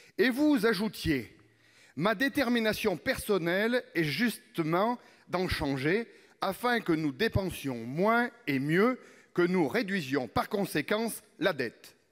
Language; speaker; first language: French; native; French